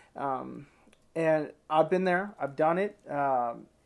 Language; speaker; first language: English; native; English